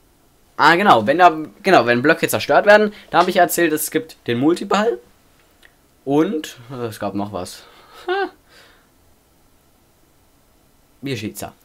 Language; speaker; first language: German; native; German